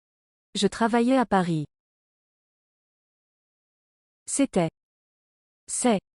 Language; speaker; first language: French; non-native, learner; English